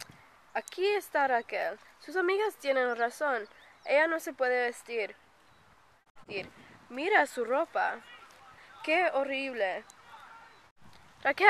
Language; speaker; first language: Spanish; non-native, learner; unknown